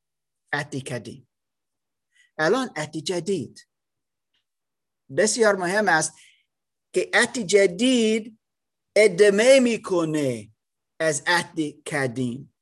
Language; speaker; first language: Persian; non-native, learner; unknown